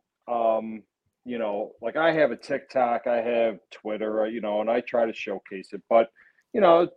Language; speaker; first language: English; native; English